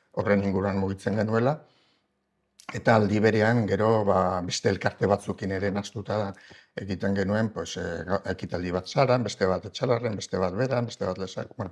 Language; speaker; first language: Basque; native; Basque